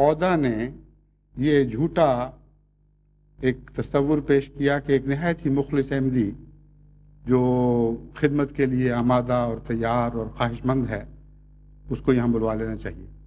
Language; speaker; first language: Urdu; native; Urdu